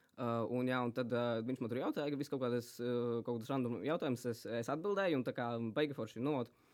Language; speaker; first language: Latvian; native; Latvian